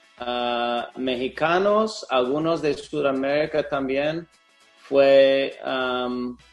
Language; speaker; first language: Spanish; non-native, fluent; English